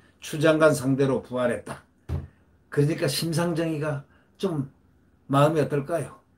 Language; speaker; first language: Korean; native; Korean